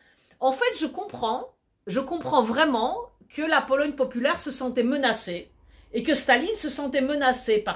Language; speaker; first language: French; early bilingual, other home language; Polish